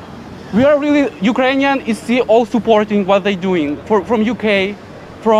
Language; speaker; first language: English; non-native, fluent; Ukrainian